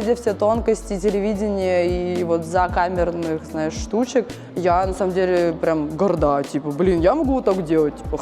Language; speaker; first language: Russian; native; Russian